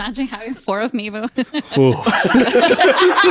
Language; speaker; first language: English; non-native, fluent; Spanish